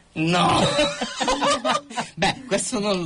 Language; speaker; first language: Italian; native; Italian